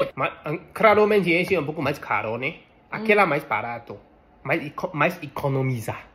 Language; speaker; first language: Portuguese; non-native, learner; Malay